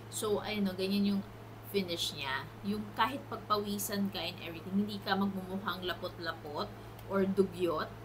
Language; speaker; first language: Filipino; native; Filipino